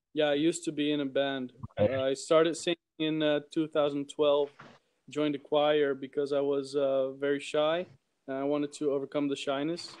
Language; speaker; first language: English; early bilingual, heritage; English